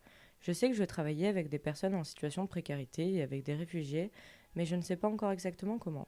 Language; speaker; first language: French; native; French